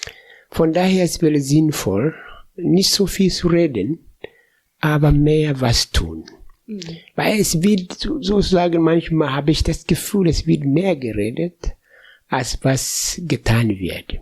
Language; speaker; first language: German; non-native, fluent; Swahili